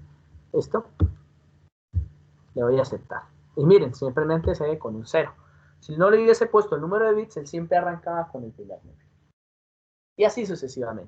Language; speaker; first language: Spanish; native; Spanish